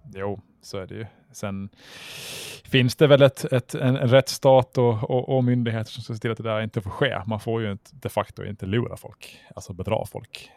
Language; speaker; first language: Swedish; native; Swedish